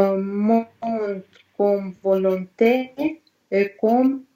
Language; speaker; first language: French; non-native, learner; Russian